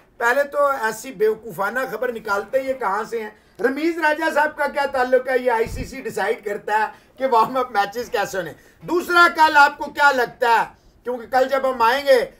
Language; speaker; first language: Urdu; native; Urdu